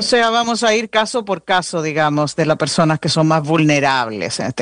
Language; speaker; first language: Spanish; native; Spanish